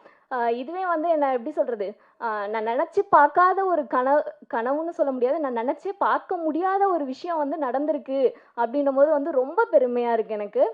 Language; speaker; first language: Tamil; native; Tamil